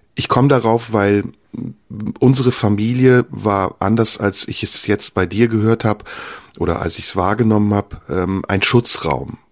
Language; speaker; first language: German; early bilingual, other home language; Turkish